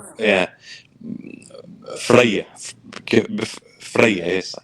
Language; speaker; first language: English; non-native, learner; Arabic